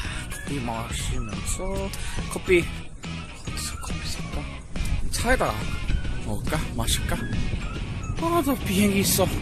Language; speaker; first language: Korean; non-native, learner; English